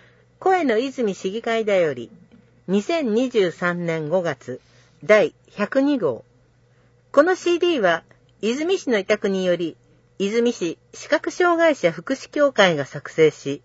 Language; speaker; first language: Japanese; native; Japanese